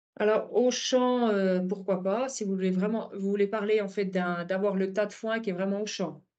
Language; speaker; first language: French; native; French